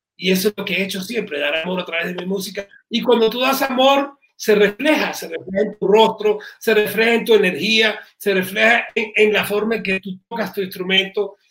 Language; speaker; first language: Spanish; native; Spanish